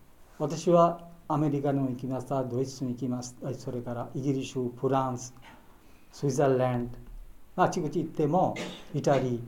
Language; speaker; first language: Japanese; non-native, learner; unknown